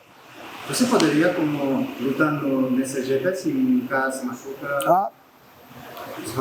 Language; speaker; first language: Portuguese; non-native, learner; French